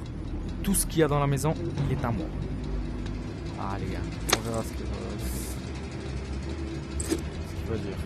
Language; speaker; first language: French; native; French